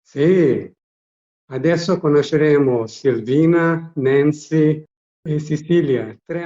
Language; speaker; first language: Italian; native; Italian